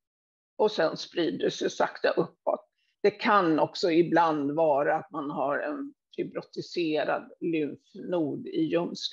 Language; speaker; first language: Swedish; native; Swedish